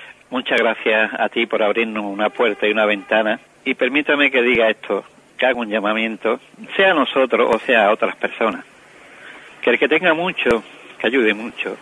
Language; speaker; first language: Spanish; native; Spanish